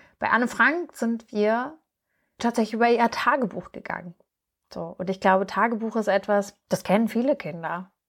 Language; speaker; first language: German; native; German